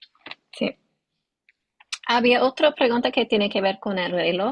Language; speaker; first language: Spanish; non-native, learner; English